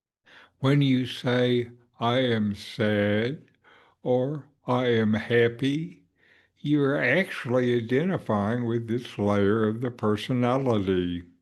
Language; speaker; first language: English; native; English